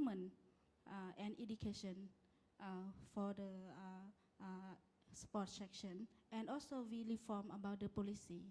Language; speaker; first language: English; non-native, learner; Lao